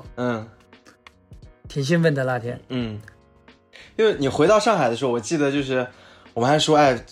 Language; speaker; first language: Chinese; native; Chinese